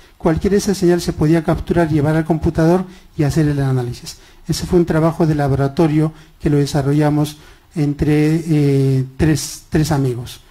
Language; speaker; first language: Spanish; non-native, local second language; Quechua